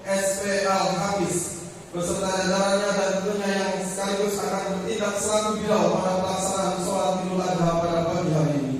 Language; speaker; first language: Indonesian; native; Indonesian